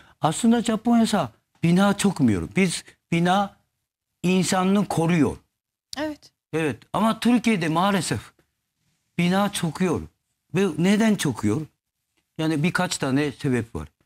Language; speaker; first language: Turkish; non-native, learner; Japanese